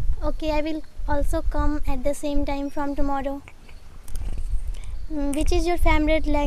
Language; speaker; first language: English; non-native, learner; Hindi